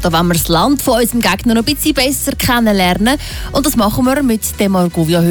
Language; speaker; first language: German; native; German